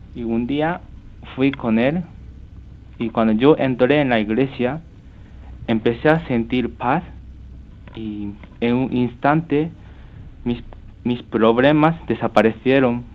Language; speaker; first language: Spanish; non-native, fluent; Japanese